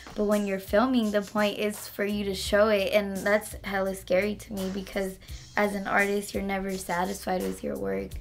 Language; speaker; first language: English; early bilingual, other home language; Spanish